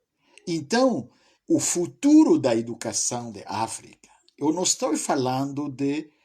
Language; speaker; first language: Portuguese; non-native, fluent; French